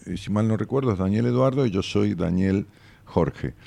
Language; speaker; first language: Spanish; native; Spanish